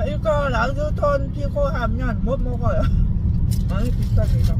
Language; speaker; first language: Korean; non-native, learner; Lao